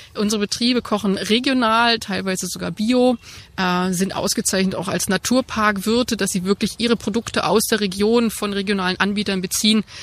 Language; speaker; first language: German; native; German